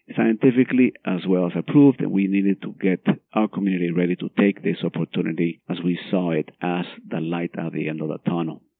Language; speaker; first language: English; non-native, fluent; Spanish